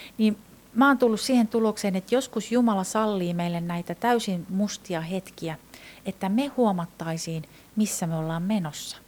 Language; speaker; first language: Finnish; non-native, fluent; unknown